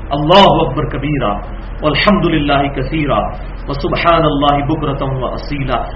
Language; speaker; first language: Urdu; non-native, local second language; Punjabi